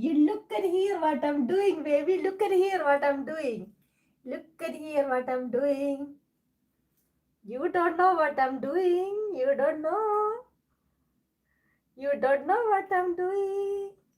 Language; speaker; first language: English; non-native, local second language; Malayalam